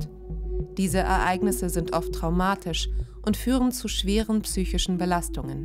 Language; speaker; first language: German; native; German